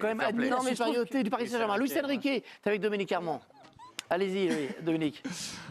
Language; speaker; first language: French; native; French